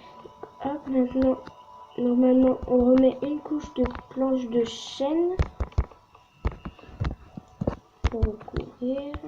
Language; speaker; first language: French; native; French